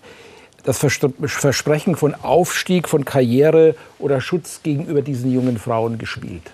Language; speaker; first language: German; native; German